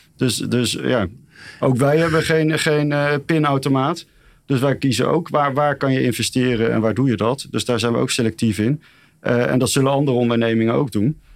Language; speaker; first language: Dutch; native; Dutch